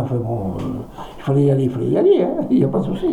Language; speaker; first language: French; native; French